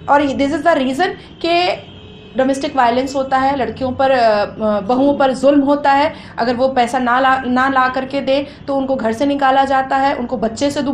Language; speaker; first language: Hindi; native; Hindi